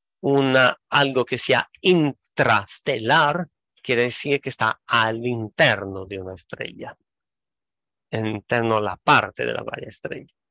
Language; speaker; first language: Spanish; non-native, fluent; Italian